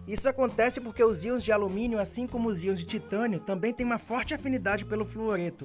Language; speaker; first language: Portuguese; native; Portuguese